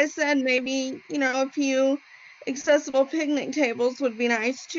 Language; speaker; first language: English; native; English